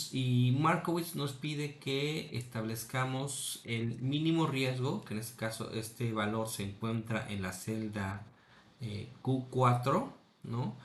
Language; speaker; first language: Spanish; native; Spanish